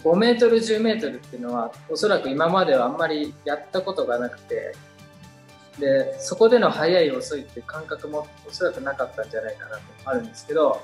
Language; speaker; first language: Japanese; native; Japanese